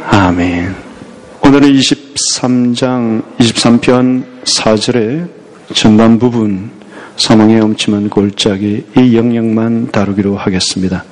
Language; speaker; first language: Korean; native; Korean